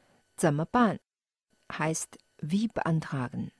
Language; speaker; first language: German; non-native, fluent; Chinese